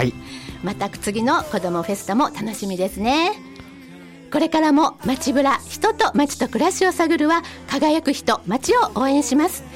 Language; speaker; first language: Japanese; native; Japanese